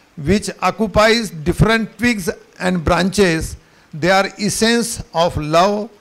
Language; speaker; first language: English; non-native, local second language; Marathi